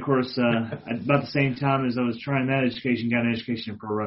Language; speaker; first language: English; native; English